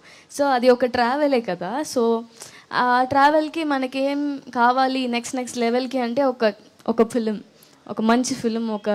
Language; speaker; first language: Telugu; non-native, fluent; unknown